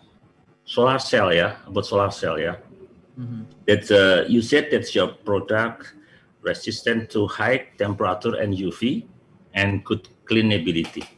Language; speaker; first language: English; non-native, learner; Indonesian